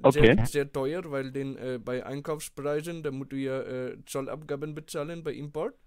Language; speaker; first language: German; non-native, fluent; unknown